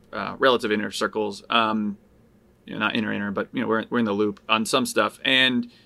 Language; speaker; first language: English; native; English